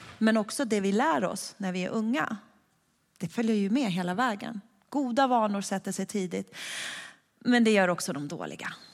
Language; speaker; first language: Swedish; early bilingual, other home language; Persian